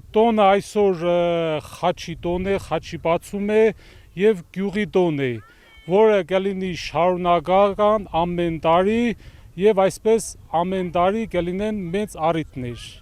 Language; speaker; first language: Armenian; native; Armenian